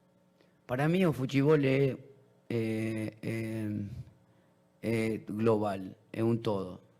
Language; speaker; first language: Portuguese; non-native, learner; Spanish